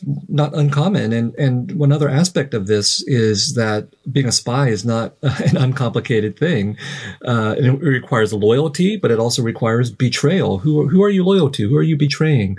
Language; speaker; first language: English; native; English